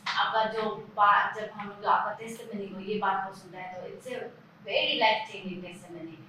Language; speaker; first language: Hindi; non-native, local second language; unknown